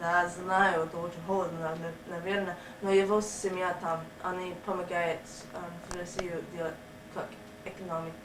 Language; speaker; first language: Russian; non-native, learner; English